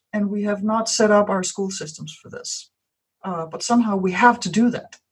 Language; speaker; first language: English; non-native, fluent; Danish